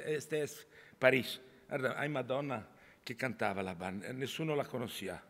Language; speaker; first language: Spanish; non-native, learner; Italian